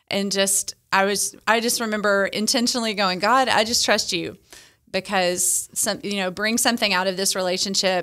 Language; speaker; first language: English; native; English